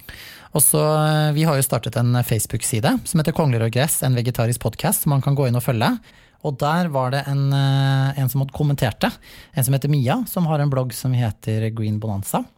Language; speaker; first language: Norwegian; native; Norwegian